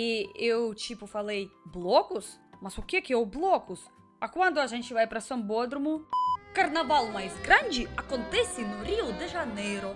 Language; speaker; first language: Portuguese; non-native, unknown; Russian